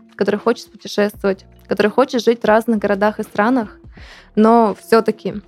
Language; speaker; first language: Russian; native; Russian